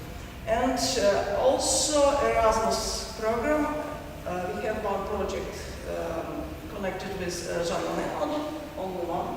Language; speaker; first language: English; non-native, learner; Ukrainian